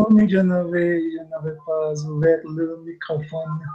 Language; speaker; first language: French; non-native, learner; Spanish